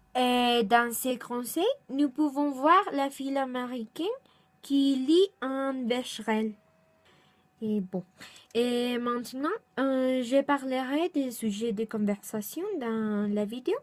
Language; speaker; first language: French; non-native, learner; Spanish